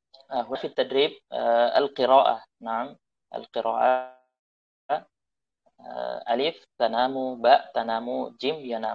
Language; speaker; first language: Arabic; non-native, fluent; Indonesian